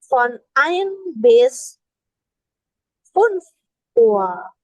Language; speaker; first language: German; non-native, learner; Indonesian